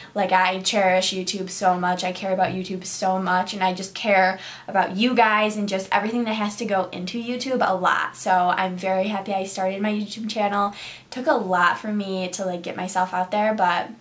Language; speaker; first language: English; native; English